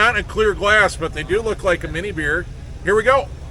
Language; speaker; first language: English; native; English